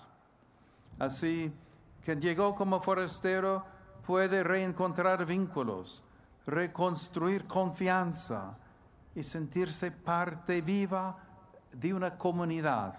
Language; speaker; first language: Spanish; non-native, fluent; English